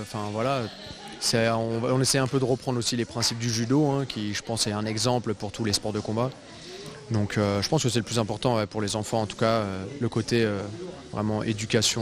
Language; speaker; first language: French; native; French